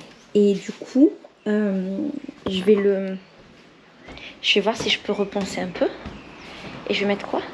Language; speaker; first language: French; native; French